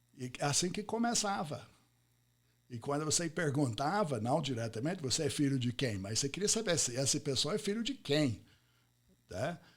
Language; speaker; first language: Portuguese; non-native, fluent; English